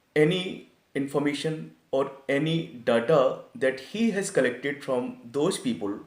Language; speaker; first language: English; non-native, local second language; Hindi